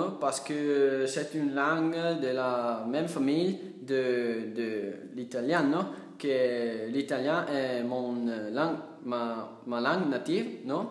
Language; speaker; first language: French; non-native, learner; Italian